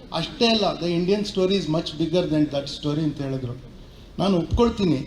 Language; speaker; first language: Kannada; native; Kannada